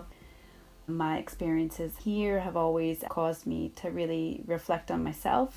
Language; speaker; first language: English; native; English